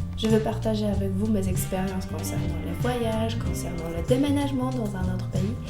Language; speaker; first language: French; non-native, fluent; Polish